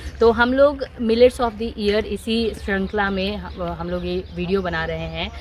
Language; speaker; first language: Hindi; native; Hindi